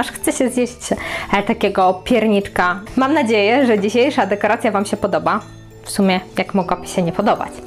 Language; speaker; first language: Polish; native; Polish